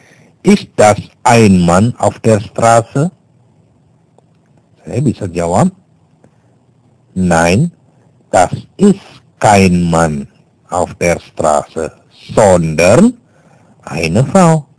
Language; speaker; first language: German; non-native, fluent; Indonesian